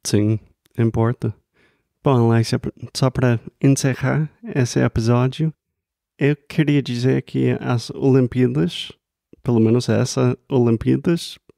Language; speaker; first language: Portuguese; non-native, fluent; English